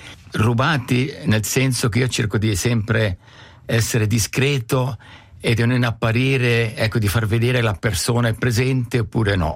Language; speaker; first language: Italian; native; Italian